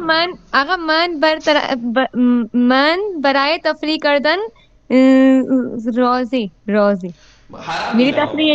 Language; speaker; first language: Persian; non-native, learner; Urdu